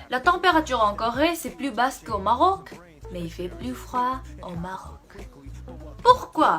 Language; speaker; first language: French; non-native, fluent; Korean